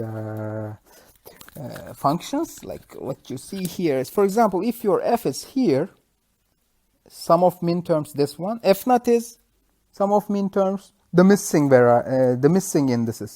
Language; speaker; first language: English; non-native, fluent; Turkish